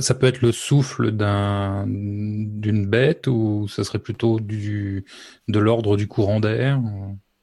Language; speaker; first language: French; native; French